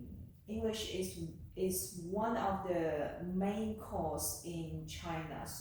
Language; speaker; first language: English; non-native, learner; Chinese